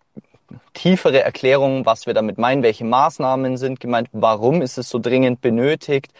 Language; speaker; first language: German; native; German